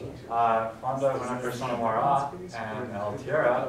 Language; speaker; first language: Spanish; non-native, learner; English